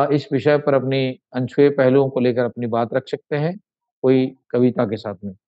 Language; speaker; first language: Hindi; native; Hindi